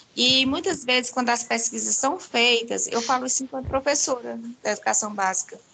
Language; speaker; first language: Portuguese; native; Portuguese